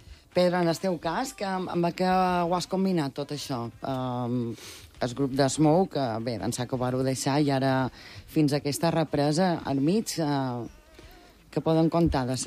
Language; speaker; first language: Catalan; native; Catalan